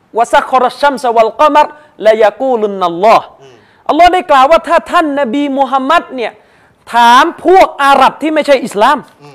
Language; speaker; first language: Thai; non-native, local second language; Malay